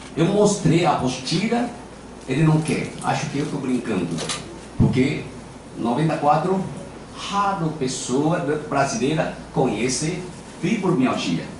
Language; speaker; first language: Portuguese; non-native, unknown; Chinese